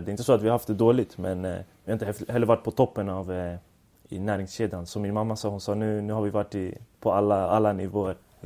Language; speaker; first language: Swedish; early bilingual, other home language; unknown